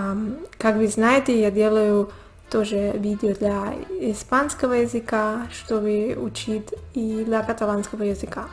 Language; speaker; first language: Russian; non-native, learner; Spanish